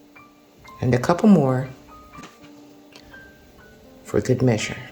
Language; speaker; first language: English; native; English